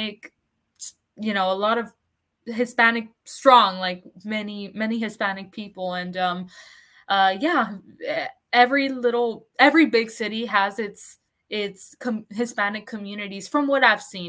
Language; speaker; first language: English; early bilingual, other home language; Spanish